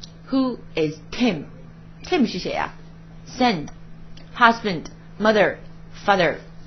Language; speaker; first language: English; non-native, fluent; Chinese